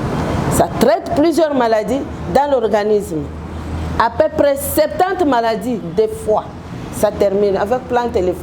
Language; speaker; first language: French; non-native, local second language; Lingala